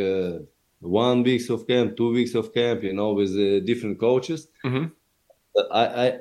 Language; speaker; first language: English; non-native, learner; Russian